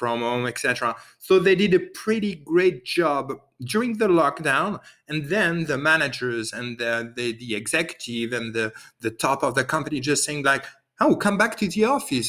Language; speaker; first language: English; non-native, fluent; French